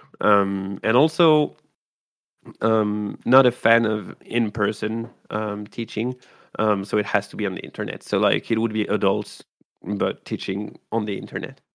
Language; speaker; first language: English; non-native, fluent; French